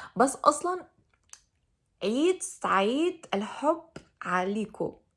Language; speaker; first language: Egyptian Arabic; non-native, learner; English